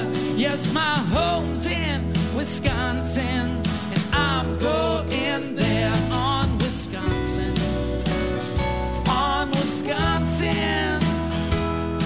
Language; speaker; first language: English; native; English